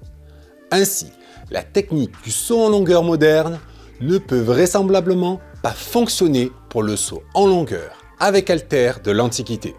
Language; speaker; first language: French; native; French